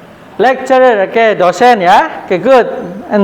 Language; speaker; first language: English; non-native, learner; Indonesian